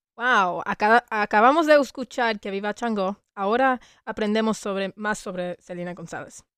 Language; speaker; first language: Spanish; non-native, learner; English